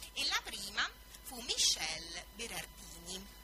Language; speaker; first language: Italian; native; Italian